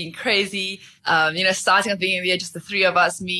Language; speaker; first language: English; native; English